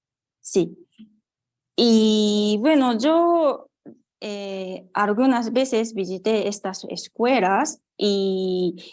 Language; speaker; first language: Spanish; non-native, fluent; Japanese